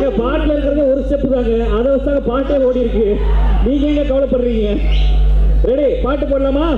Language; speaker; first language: Tamil; native; Tamil